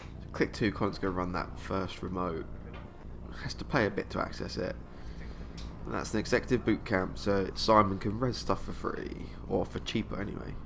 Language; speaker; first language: English; native; English